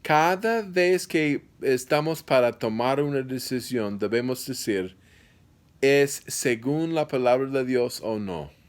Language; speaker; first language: Spanish; non-native, fluent; English